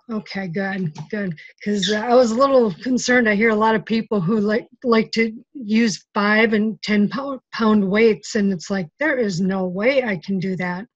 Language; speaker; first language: English; native; English